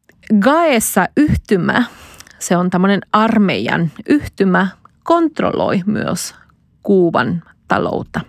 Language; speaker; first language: Finnish; non-native, fluent; Spanish